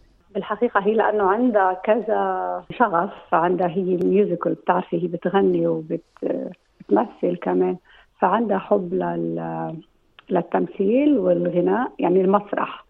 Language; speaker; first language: Arabic; native; Arabic